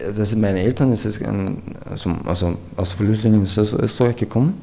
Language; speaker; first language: German; non-native, fluent; Persian